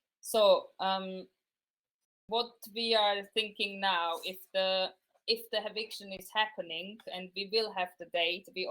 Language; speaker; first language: English; non-native, fluent; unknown